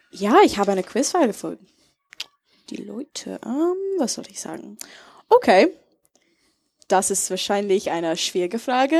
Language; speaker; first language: German; non-native, learner; English